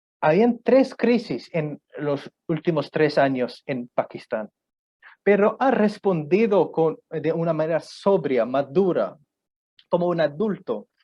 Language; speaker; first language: Spanish; non-native, fluent; Punjabi